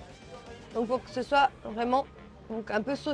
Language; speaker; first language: French; native; French